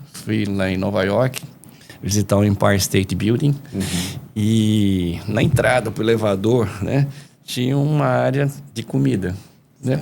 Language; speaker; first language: Portuguese; early bilingual, other home language; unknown